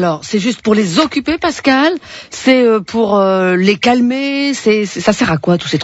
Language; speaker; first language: French; native; French